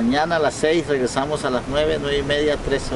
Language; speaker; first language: Spanish; native; Spanish